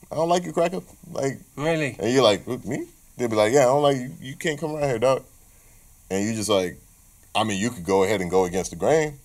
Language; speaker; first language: English; native; English